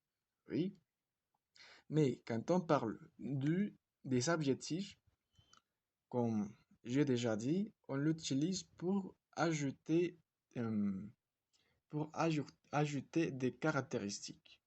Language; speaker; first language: French; non-native, fluent; Spanish